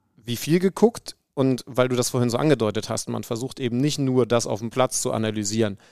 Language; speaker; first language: German; native; German